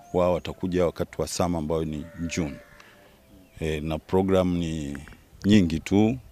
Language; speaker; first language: Swahili; native; Swahili